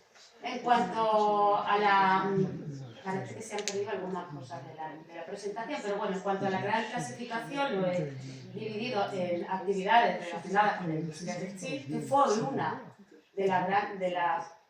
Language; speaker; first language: Spanish; native; Spanish